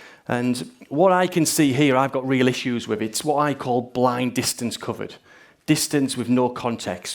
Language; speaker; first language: English; native; English